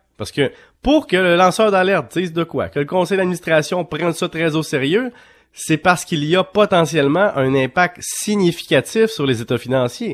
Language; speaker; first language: French; native; French